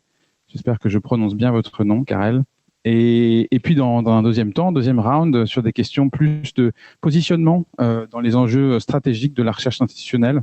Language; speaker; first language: French; native; French